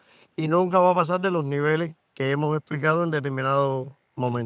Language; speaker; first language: Spanish; native; Spanish